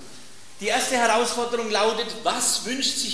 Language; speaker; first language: German; native; German